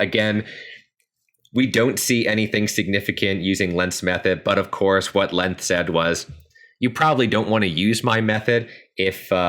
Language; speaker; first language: English; native; English